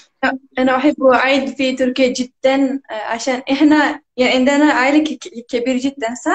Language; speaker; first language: Arabic; non-native, learner; Turkish